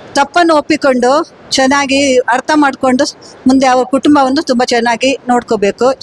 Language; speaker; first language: Kannada; non-native, local second language; Konkani